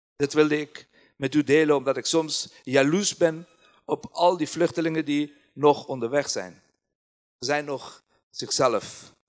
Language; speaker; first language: Dutch; non-native, fluent; Persian